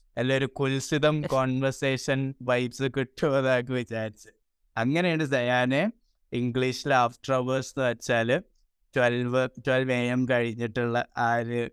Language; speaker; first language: Malayalam; early bilingual, heritage; Malayalam